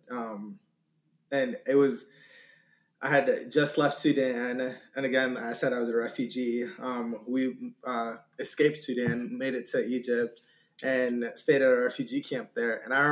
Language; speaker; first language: English; native; English